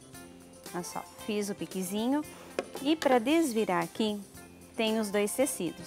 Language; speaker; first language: Portuguese; native; Portuguese